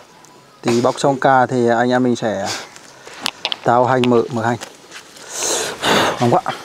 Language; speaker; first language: Vietnamese; native; Vietnamese